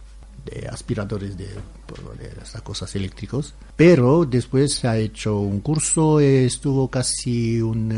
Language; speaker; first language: Spanish; non-native, learner; Romanian